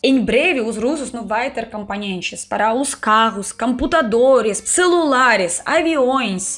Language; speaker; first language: Portuguese; non-native, fluent; Russian